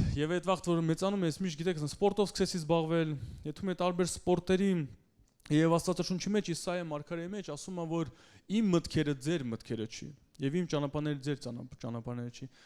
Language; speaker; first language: Armenian; early bilingual, heritage; Russian